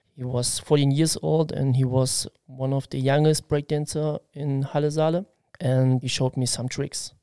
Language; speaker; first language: English; non-native, learner; German